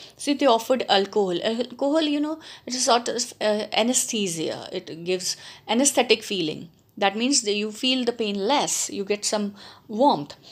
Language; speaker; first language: English; non-native, local second language; Punjabi